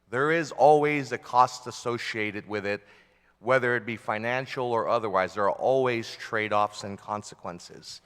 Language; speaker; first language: English; early bilingual, other home language; Filipino